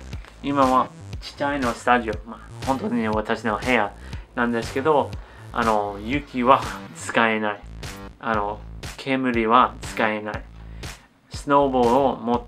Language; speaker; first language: Japanese; non-native, learner; English